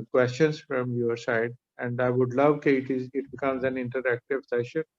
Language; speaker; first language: English; non-native, local second language; Urdu